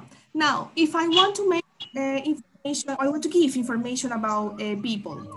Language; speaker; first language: English; non-native, fluent; Spanish